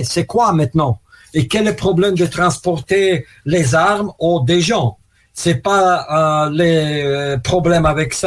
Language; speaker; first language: French; non-native, learner; Russian